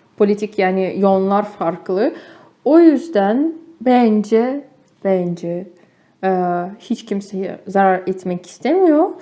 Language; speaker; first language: Turkish; non-native, fluent; Russian